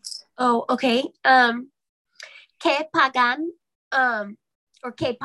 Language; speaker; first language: Spanish; non-native, learner; English